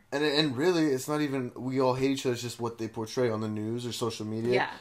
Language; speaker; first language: English; native; English